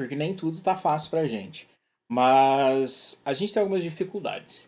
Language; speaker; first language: Portuguese; native; Portuguese